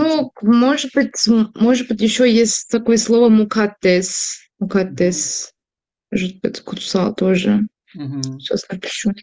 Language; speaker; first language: Russian; non-native, fluent; Turkish